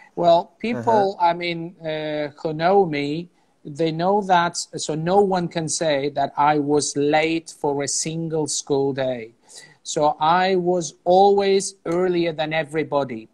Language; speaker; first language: English; non-native, fluent; Azerbaijani